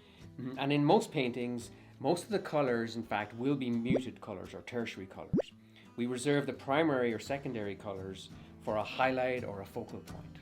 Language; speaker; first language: English; native; English